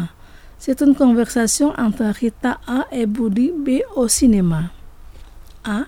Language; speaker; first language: French; non-native, fluent; Indonesian